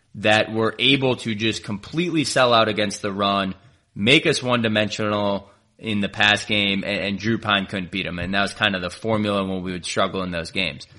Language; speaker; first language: English; native; English